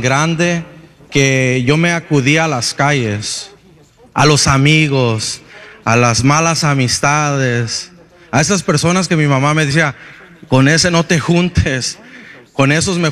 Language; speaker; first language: Spanish; early bilingual, heritage; Spanish